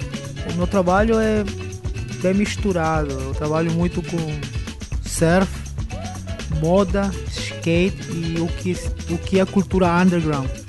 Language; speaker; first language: Portuguese; early bilingual, other home language; Spanish